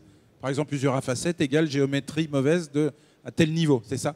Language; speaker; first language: French; native; French